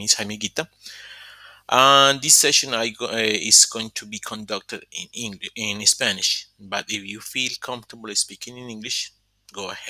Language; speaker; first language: English; non-native, fluent; Spanish